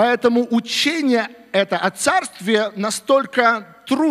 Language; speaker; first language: Russian; native; Russian